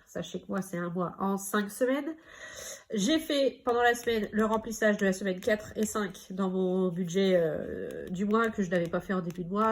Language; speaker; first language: French; native; French